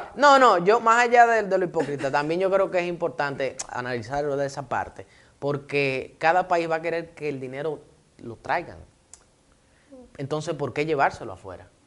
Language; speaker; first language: Spanish; native; Spanish